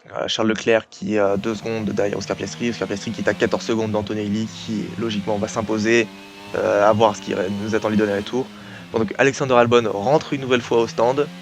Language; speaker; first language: French; native; French